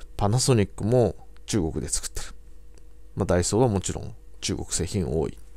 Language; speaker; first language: Japanese; native; Japanese